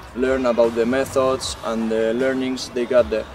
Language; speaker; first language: English; non-native, learner; Spanish